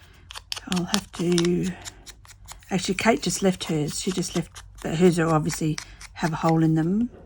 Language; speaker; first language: English; native; English